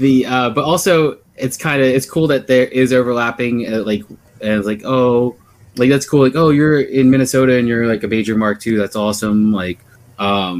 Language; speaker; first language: English; native; English